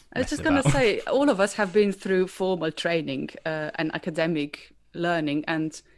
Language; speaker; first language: English; non-native, fluent; Slovenian